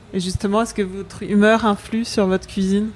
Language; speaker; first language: French; native; French